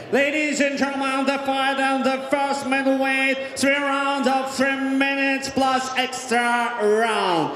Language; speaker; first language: English; non-native, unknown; Russian